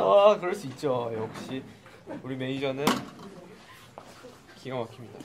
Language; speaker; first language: Korean; native; Korean